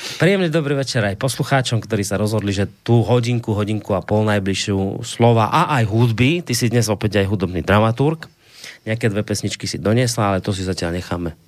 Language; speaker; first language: Slovak; native; Slovak